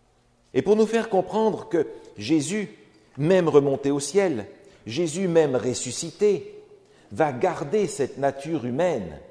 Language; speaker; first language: French; native; French